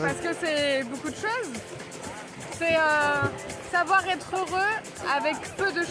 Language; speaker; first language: French; non-native, fluent; Spanish